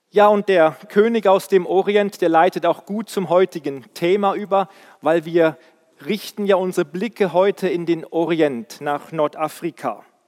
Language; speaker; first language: German; native; German